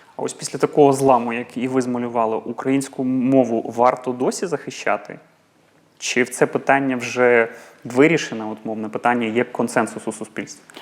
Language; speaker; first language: Ukrainian; native; Ukrainian